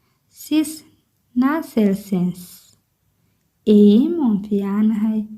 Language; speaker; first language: Turkish; non-native, learner; Somali